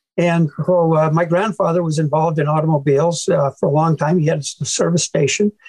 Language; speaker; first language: English; native; English